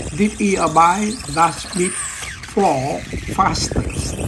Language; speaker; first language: English; non-native, learner; Vietnamese